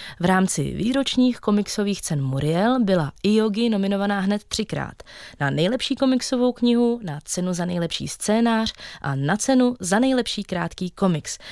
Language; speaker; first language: Czech; native; Czech